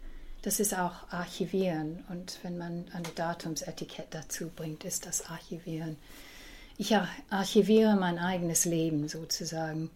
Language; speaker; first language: German; early bilingual, heritage; English